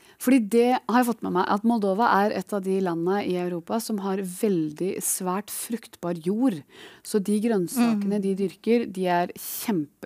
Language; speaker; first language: Norwegian; native; Norwegian